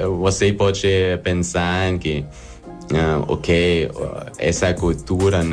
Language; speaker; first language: Portuguese; non-native, learner; German